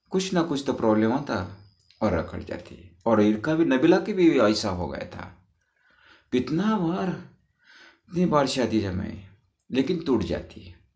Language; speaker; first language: Hindi; non-native, local second language; Marathi